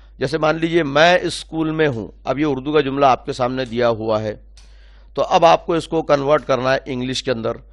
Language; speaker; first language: Urdu; native; Urdu